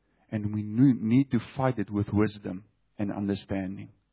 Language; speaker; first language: English; non-native, local second language; Afrikaans